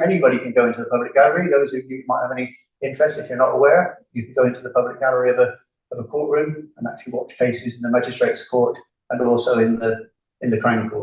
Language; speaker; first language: English; native; English